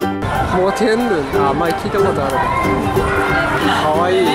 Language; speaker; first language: Chinese; non-native, fluent; Japanese